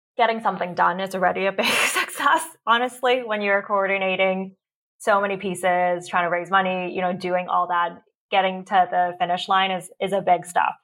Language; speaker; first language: English; early bilingual, other home language; Cantonese